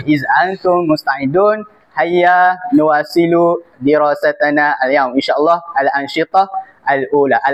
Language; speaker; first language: Arabic; non-native, learner; Malay